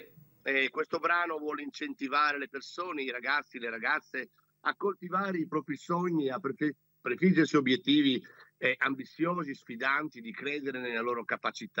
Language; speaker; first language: Italian; native; Italian